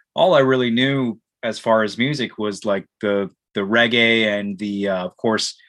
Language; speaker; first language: English; native; English